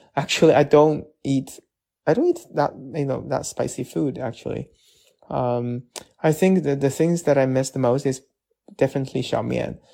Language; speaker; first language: English; non-native, fluent; Chinese